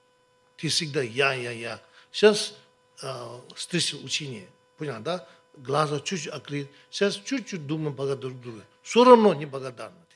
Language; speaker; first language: Russian; non-native, learner; Tibetan